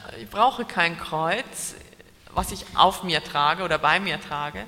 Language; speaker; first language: German; native; German